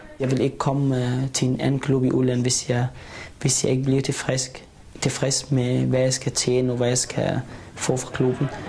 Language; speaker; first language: Danish; non-native, fluent; Arabic